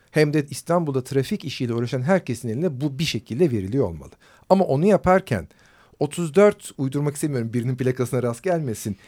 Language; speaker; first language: Turkish; native; Turkish